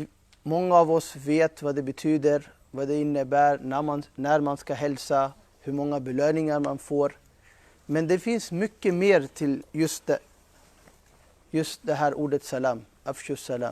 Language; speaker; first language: Swedish; non-native, fluent; Urdu